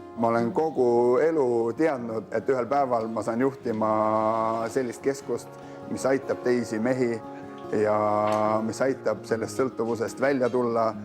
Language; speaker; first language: Estonian; native; Estonian